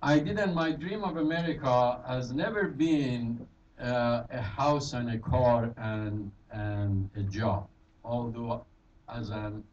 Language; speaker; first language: English; non-native, fluent; Persian